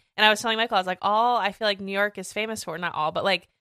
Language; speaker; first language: English; native; English